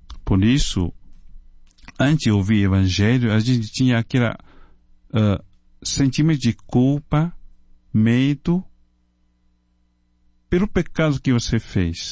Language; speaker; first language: Portuguese; non-native, fluent; Chinese